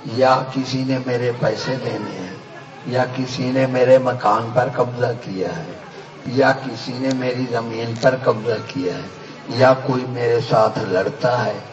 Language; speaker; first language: Urdu; non-native, local second language; Punjabi